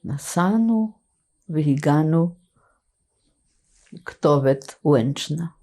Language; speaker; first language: Hebrew; non-native, fluent; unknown